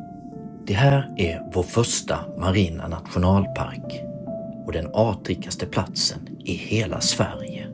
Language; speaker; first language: Swedish; native; Swedish